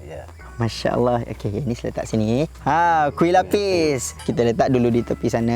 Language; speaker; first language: Malay; native; Malay